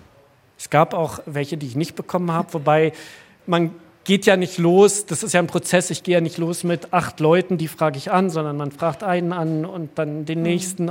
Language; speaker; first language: German; native; German